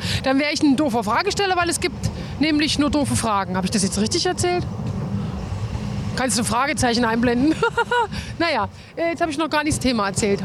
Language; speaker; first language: German; native; German